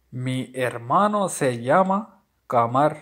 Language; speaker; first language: Spanish; non-native, fluent; Urdu